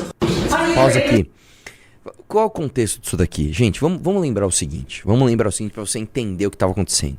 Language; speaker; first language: Portuguese; native; Portuguese